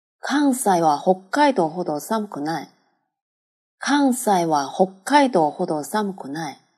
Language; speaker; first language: Japanese; non-native, fluent; Chinese